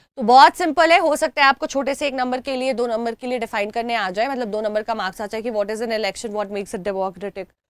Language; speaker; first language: Hindi; native; Hindi